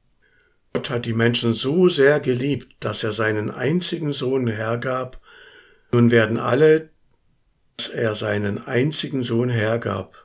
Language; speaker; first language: German; native; German